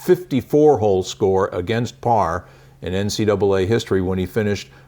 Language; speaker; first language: English; native; English